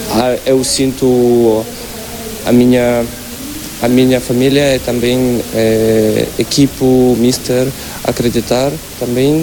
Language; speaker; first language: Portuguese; non-native, learner; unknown